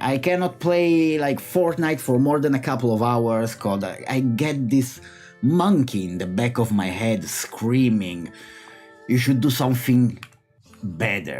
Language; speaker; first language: English; non-native, fluent; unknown